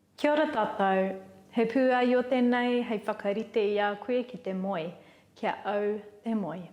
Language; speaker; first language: Māori; non-native, local second language; English